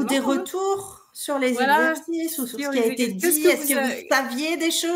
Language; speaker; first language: French; native; French